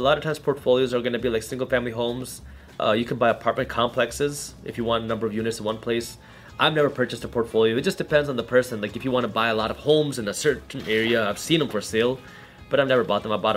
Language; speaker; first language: English; early bilingual, other home language; Punjabi